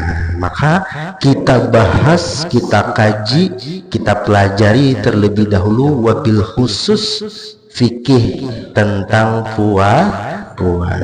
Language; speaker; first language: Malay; non-native, local second language; Banjar